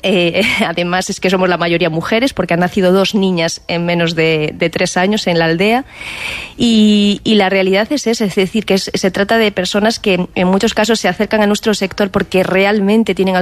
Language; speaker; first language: Spanish; native; Spanish